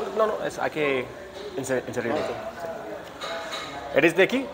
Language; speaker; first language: Spanish; non-native, learner; English